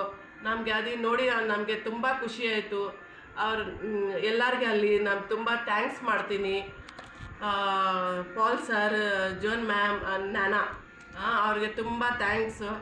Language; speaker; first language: Kannada; non-native, local second language; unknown